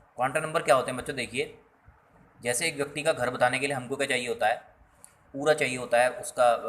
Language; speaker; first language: Hindi; native; Hindi